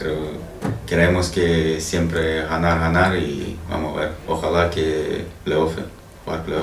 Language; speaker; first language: Spanish; non-native, learner; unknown